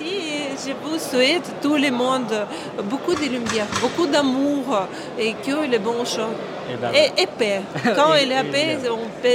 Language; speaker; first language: French; non-native, learner; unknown